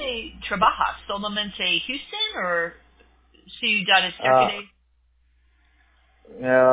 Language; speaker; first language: Spanish; non-native, learner; English